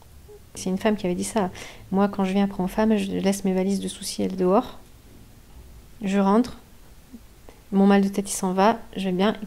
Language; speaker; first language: French; native; French